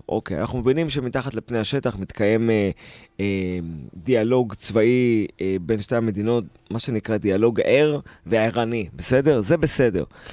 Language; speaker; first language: Hebrew; native; Hebrew